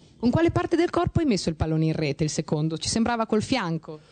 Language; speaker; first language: Italian; native; Italian